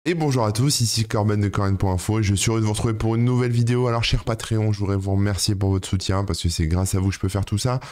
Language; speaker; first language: French; native; French